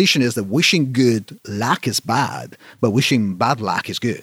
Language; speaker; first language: English; non-native, fluent; Italian